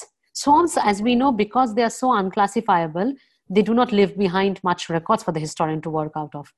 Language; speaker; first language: English; non-native, local second language; Bangla